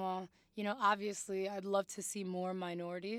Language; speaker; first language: English; native; English